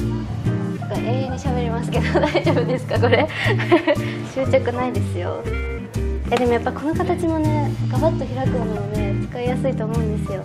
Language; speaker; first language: Japanese; native; Japanese